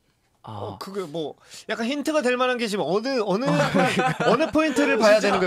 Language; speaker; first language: Korean; native; Korean